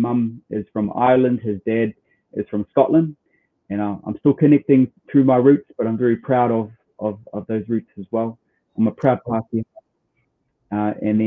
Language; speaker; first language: English; native; English